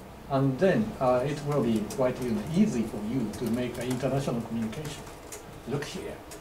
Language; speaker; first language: English; non-native, fluent; Japanese